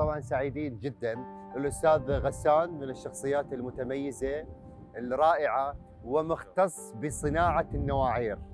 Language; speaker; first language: Arabic; native; Arabic